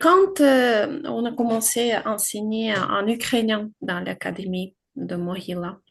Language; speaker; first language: French; non-native, fluent; Ukrainian